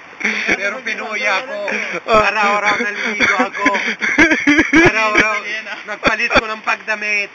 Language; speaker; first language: Filipino; non-native, learner; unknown